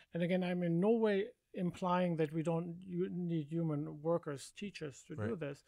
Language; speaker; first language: English; non-native, fluent; German